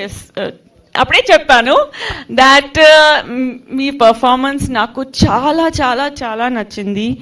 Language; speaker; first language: Telugu; non-native, fluent; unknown